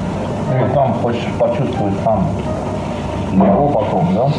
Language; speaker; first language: Russian; non-native, fluent; Armenian